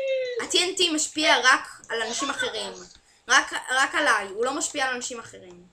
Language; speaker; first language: Hebrew; native; Hebrew